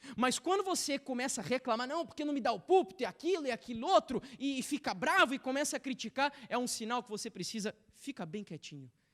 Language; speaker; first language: Portuguese; native; Portuguese